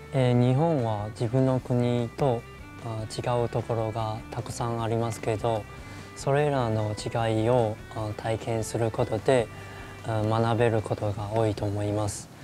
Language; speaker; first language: Japanese; non-native, fluent; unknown